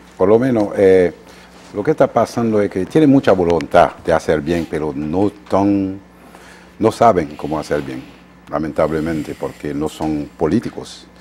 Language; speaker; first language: Spanish; non-native, fluent; Haitian Creole